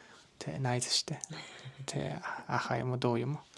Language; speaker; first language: Mongolian; non-native, learner; Japanese